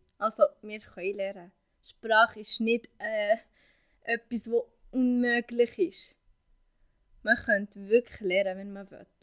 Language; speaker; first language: German; non-native, fluent; Arabic